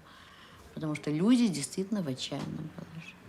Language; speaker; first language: Russian; native; Russian